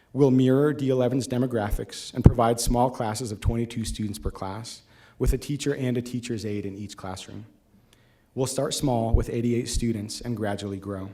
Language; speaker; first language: English; native; English